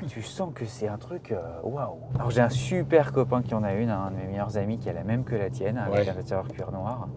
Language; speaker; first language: French; native; French